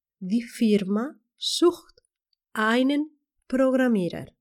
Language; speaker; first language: German; non-native, fluent; Spanish